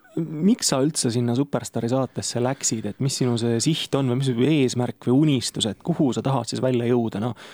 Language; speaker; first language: Estonian; native; Estonian